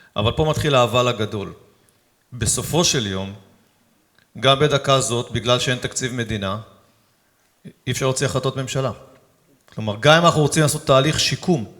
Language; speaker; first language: Hebrew; native; Hebrew